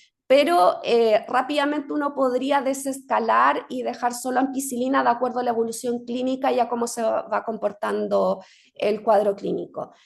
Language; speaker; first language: Spanish; native; Spanish